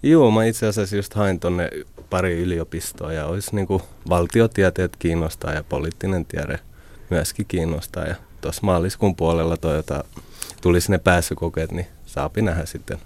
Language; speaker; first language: Finnish; early bilingual, other home language; Arabic